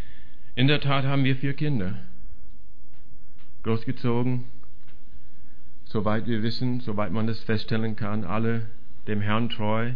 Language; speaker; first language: German; non-native, fluent; English